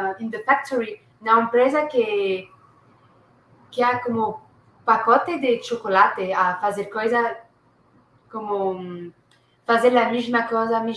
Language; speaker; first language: Portuguese; non-native, learner; French